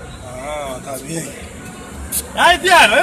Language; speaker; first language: Spanish; non-native, learner; Haitian Creole